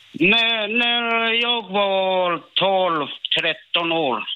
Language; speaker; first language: Swedish; non-native, learner; Burmese